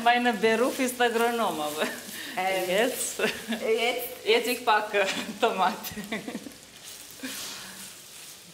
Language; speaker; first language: German; non-native, learner; Romanian